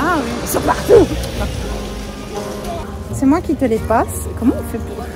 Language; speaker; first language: French; native; French